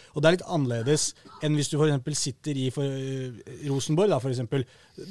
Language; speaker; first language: Norwegian; native; Norwegian